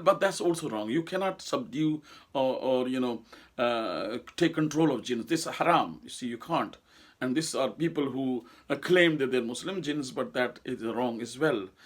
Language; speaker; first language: English; non-native, local second language; Urdu